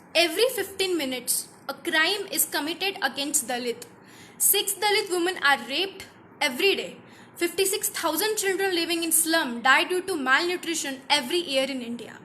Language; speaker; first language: English; non-native, local second language; Marathi